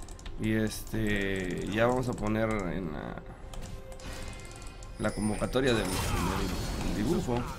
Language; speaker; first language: Spanish; native; Spanish